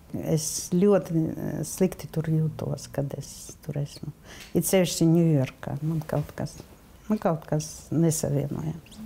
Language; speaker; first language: Latvian; non-native, local second language; Russian